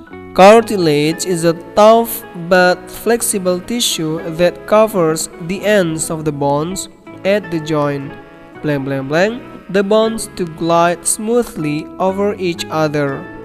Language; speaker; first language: English; non-native, fluent; Indonesian